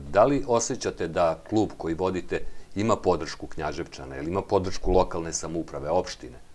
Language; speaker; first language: Serbian; native; Serbian